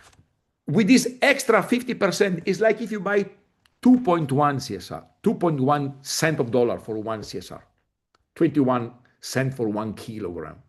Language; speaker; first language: English; non-native, fluent; Italian